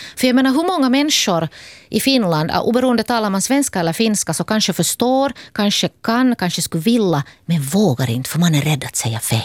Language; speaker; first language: Swedish; native; Swedish